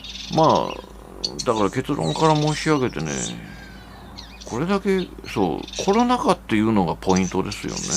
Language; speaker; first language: Japanese; native; Japanese